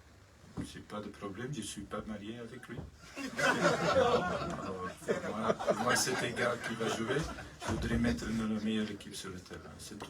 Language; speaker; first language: French; non-native, learner; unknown